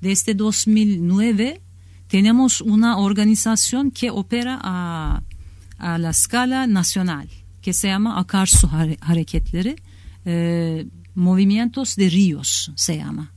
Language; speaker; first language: Spanish; non-native, learner; Kurdish